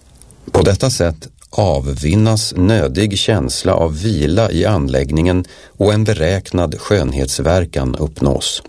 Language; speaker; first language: Swedish; native; Swedish